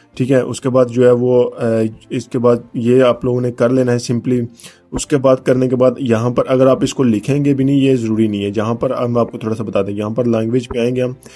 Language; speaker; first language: Urdu; native; Urdu